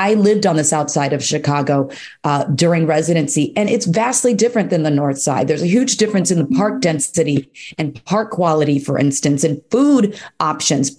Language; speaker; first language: English; native; English